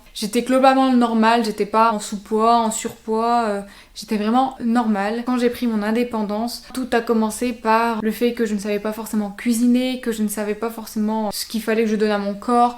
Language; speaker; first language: French; native; French